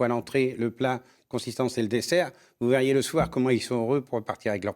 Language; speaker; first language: French; native; French